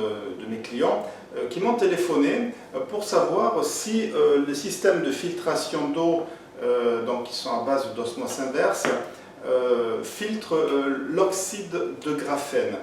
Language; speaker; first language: French; native; French